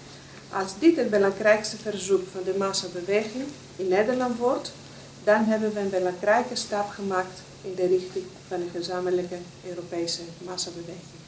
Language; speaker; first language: Dutch; non-native, fluent; Greek